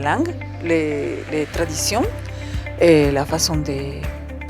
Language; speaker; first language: French; non-native, fluent; Spanish